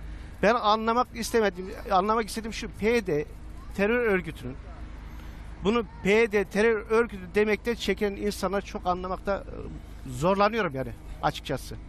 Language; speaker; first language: Turkish; native; Turkish